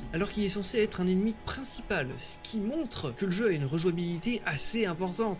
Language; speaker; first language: French; native; French